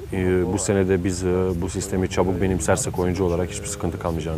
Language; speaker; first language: Turkish; native; Turkish